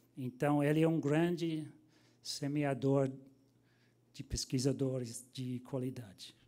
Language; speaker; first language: Portuguese; non-native, fluent; English